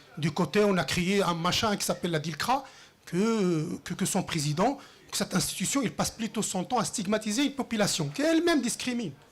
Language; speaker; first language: French; early bilingual, other home language; Riffian